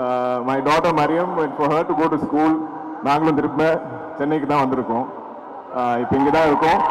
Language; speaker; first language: Tamil; non-native, local second language; Malayalam